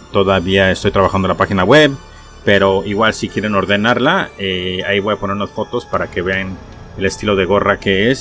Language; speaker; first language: Spanish; native; Spanish